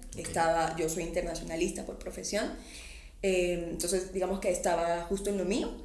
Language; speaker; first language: Spanish; native; Spanish